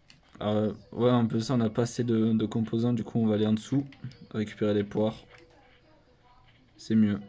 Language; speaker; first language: French; native; French